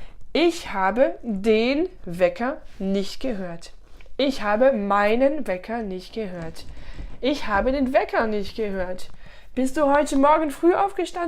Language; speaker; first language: German; non-native, fluent; French